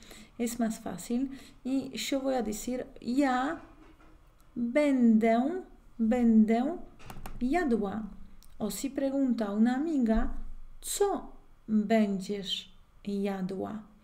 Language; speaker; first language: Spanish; non-native, fluent; Polish